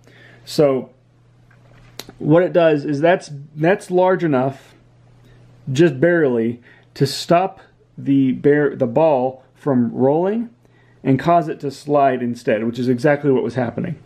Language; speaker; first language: English; native; English